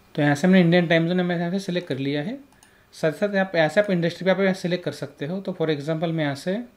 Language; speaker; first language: Hindi; native; Hindi